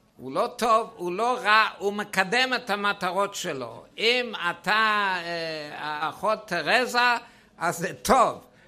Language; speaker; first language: Hebrew; non-native, fluent; German